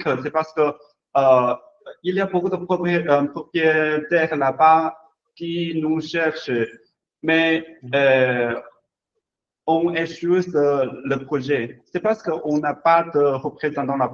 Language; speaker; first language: French; non-native, learner; Chinese